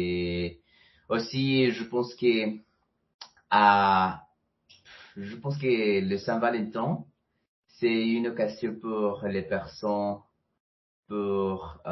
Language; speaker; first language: French; non-native, fluent; Spanish